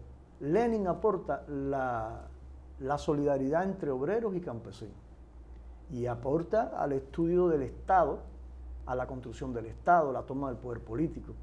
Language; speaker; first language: Spanish; native; Spanish